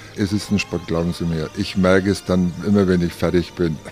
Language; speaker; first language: German; native; German